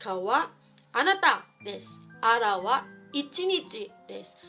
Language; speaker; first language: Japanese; non-native, fluent; Filipino